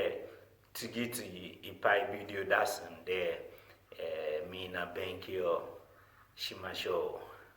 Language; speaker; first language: Japanese; non-native, fluent; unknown